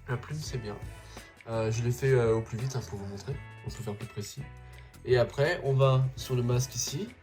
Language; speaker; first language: French; native; French